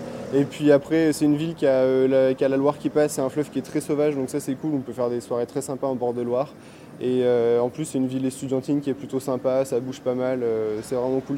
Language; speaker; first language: French; native; French